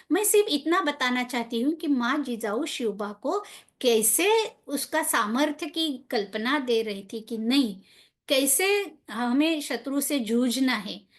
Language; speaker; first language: Hindi; non-native, local second language; Marathi